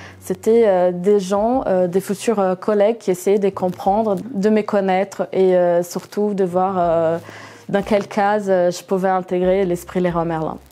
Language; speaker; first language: French; non-native, fluent; Portuguese